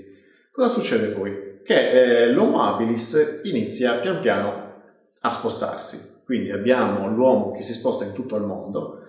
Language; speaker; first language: Italian; native; Italian